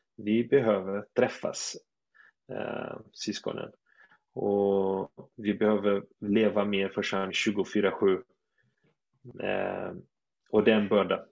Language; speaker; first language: Swedish; non-native, fluent; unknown